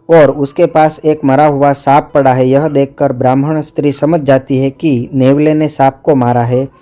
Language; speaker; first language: Hindi; non-native, local second language; Gujarati